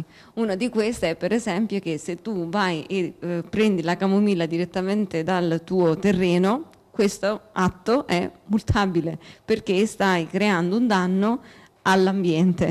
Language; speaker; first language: Italian; native; Italian